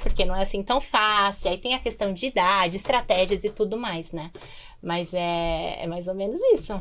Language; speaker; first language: Portuguese; native; Portuguese